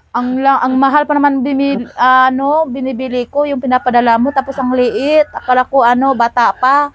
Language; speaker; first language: Filipino; non-native, local second language; Cebuano